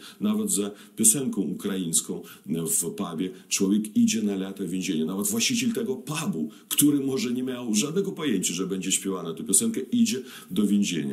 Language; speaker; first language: Polish; non-native, fluent; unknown